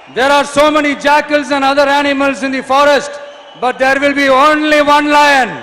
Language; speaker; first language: English; non-native, local second language; Tamil